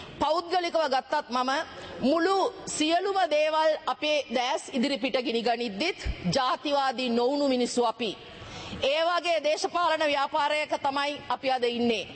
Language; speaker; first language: Sinhala; non-native, local second language; Tamil